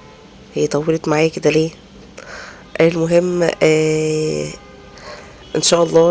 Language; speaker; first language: Arabic; native; Arabic